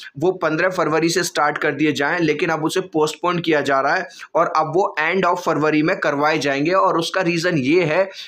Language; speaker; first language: Hindi; native; Hindi